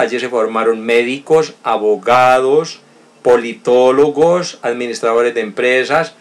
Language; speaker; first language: Spanish; native; Spanish